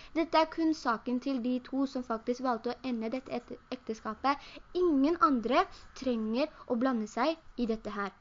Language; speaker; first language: Norwegian; early bilingual, other home language; Urdu